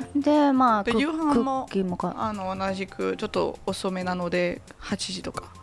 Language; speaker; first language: Japanese; non-native, fluent; French